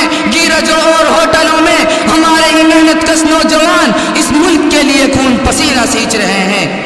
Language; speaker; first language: Urdu; native; Urdu